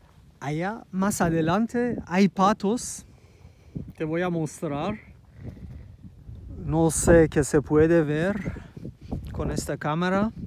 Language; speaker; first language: Spanish; non-native, learner; Persian